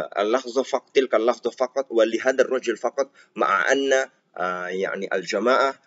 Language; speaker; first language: Arabic; non-native, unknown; Indonesian